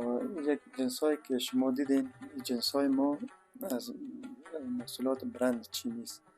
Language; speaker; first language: Persian; native; Persian